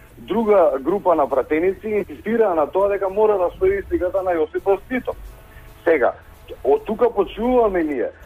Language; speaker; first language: Macedonian; native; Macedonian